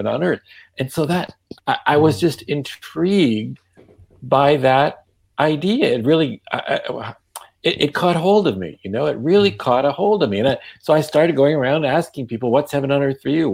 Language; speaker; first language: English; non-native, fluent; Yiddish